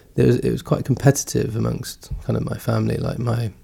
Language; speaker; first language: English; early bilingual, other home language; Gujarati